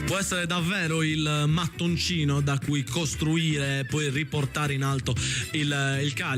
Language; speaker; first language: Italian; native; Italian